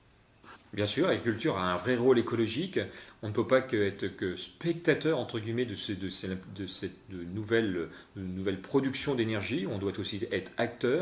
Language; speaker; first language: French; native; French